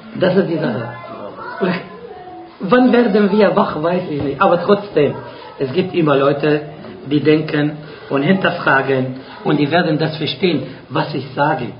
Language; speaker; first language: German; non-native, fluent; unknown